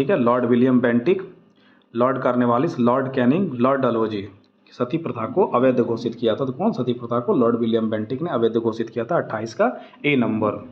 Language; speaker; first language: Hindi; native; Hindi